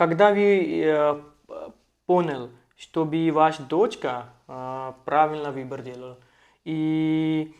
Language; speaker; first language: Russian; non-native, learner; Hindi